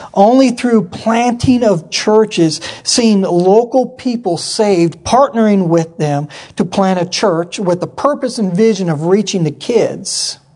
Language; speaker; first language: English; native; English